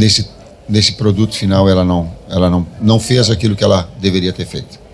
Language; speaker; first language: Portuguese; native; Portuguese